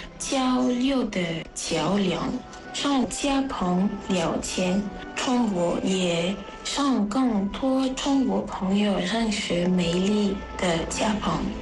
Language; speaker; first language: Chinese; non-native, learner; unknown